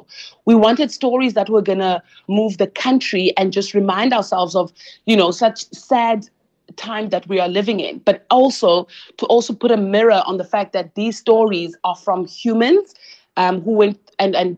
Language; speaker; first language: English; non-native, local second language; Xhosa